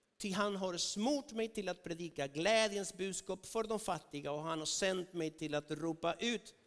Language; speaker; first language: Swedish; non-native, fluent; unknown